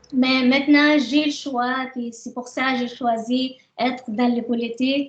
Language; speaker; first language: French; non-native, learner; Arabic